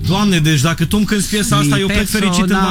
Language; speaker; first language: Romanian; native; Romanian